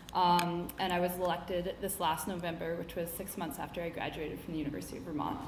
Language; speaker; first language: English; native; English